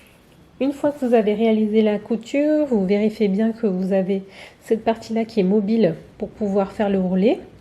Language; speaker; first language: French; native; French